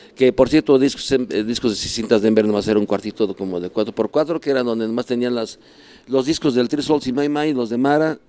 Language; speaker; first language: Spanish; native; Spanish